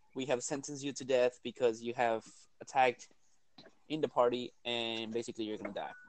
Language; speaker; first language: English; early bilingual, other home language; Spanish